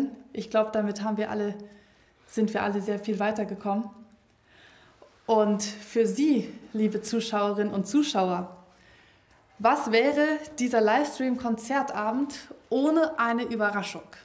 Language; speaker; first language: German; native; German